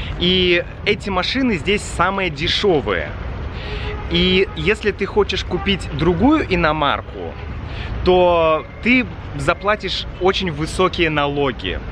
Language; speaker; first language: Russian; native; Russian